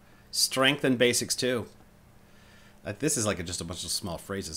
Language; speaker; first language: English; native; English